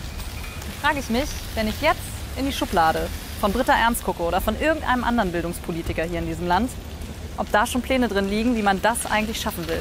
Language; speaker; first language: German; native; German